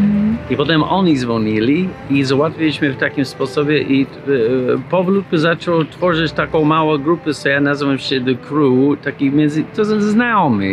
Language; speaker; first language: Polish; non-native, fluent; English